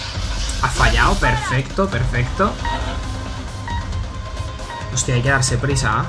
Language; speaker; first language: Spanish; native; Spanish